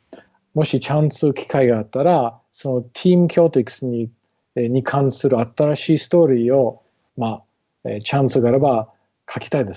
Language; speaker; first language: Japanese; non-native, learner; English